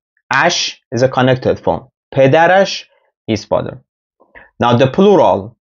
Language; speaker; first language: English; non-native, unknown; Persian